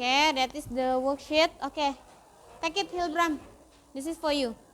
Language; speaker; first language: English; non-native, fluent; Indonesian